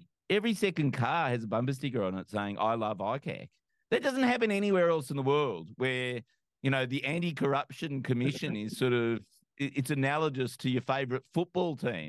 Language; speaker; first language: English; native; English